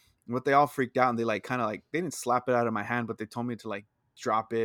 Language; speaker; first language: English; early bilingual, other home language; Spanish